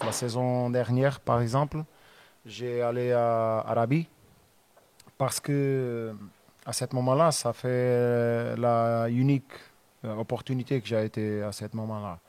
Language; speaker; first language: French; non-native, learner; Portuguese